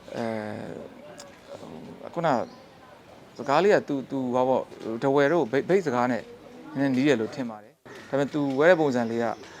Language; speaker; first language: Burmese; non-native, local second language; Shan